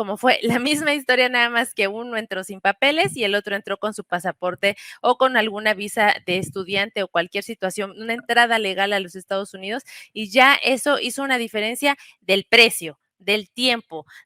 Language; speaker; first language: Spanish; native; Spanish